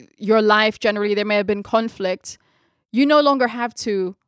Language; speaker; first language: English; non-native, local second language; Filipino